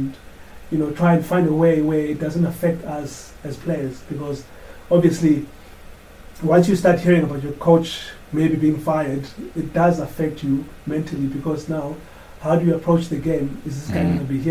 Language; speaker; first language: English; non-native, local second language; Xhosa